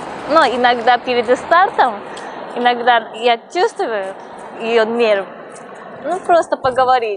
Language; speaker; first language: Russian; non-native, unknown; Japanese